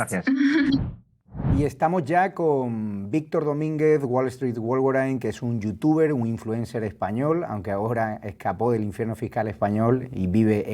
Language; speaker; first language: Spanish; native; Spanish